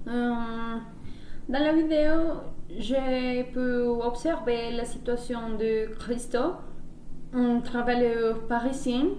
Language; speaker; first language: French; non-native, learner; Spanish